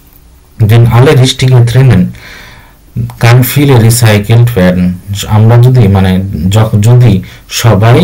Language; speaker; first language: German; non-native, learner; Bangla